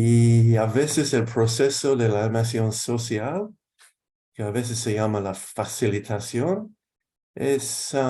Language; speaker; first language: Spanish; non-native, fluent; English